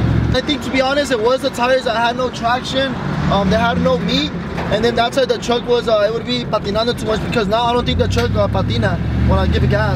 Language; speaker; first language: English; early bilingual, other home language; Spanish